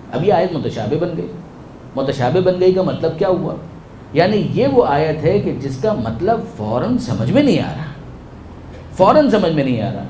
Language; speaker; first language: Urdu; non-native, local second language; Gujarati